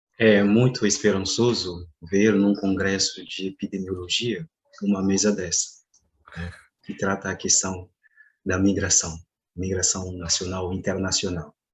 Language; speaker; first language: Portuguese; non-native, fluent; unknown